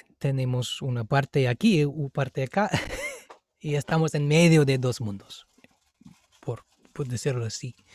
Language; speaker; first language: Spanish; non-native, fluent; English